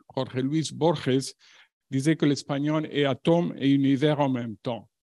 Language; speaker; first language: French; non-native, fluent; Spanish